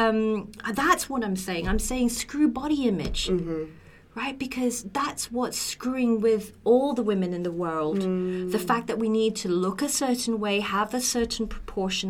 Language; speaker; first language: English; native; English